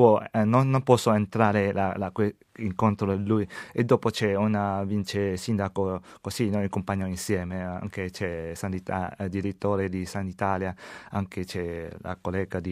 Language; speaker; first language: Italian; non-native, learner; Chinese